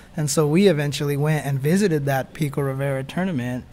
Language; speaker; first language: English; native; English